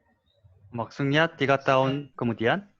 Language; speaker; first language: Indonesian; non-native, learner; Korean